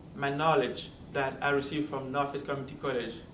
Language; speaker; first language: English; non-native, fluent; French